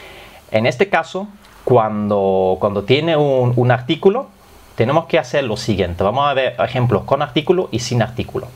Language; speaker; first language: Spanish; non-native, fluent; German